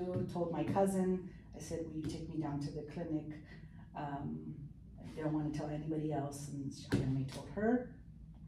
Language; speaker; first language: English; early bilingual, other home language; Spanish